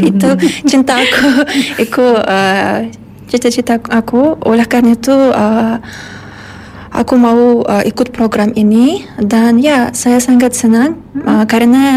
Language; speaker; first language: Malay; non-native, learner; Uzbek